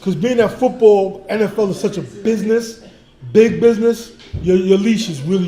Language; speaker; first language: English; native; English